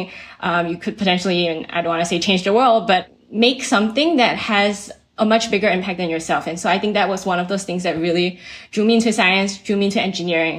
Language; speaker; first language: English; native; English